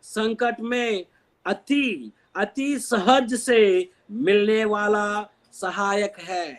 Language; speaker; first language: Hindi; non-native, local second language; Telugu